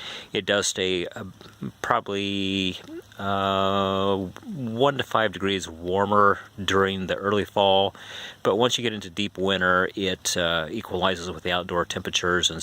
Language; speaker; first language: English; native; English